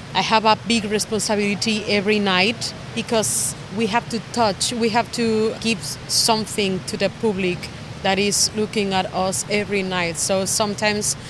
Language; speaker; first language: English; non-native, fluent; Spanish